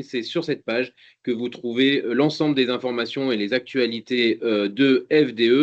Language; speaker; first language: French; native; French